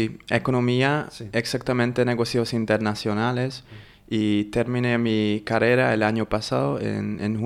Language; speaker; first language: Spanish; non-native, fluent; Hungarian